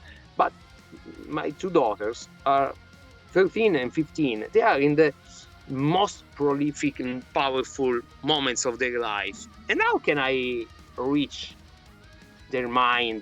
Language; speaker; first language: English; non-native, fluent; Italian